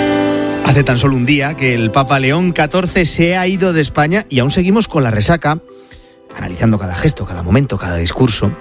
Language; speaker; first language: Spanish; native; Spanish